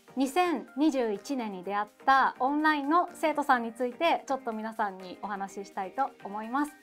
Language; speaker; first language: Japanese; native; Japanese